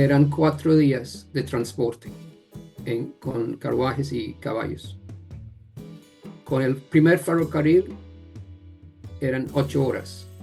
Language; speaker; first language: Spanish; non-native, fluent; English